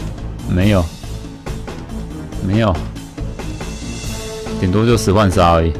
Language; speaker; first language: Chinese; native; Chinese